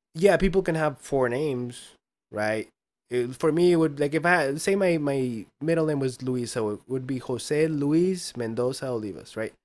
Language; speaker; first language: English; early bilingual, other home language; Spanish